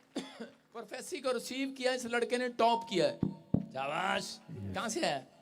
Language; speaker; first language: Hindi; non-native, local second language; Punjabi